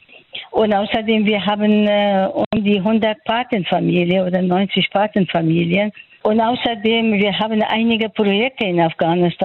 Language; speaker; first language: German; non-native, fluent; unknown